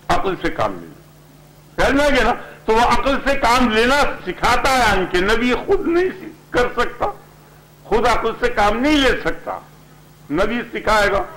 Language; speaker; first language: Urdu; native; Urdu